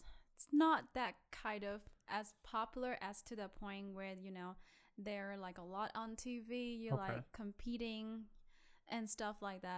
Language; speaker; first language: English; non-native, fluent; Vietnamese